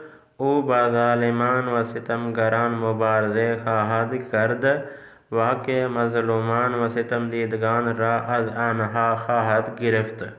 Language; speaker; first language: Persian; non-native, fluent; Urdu